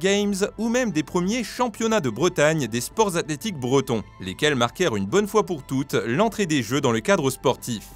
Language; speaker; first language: French; native; French